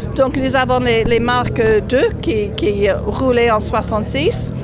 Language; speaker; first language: French; non-native, fluent; English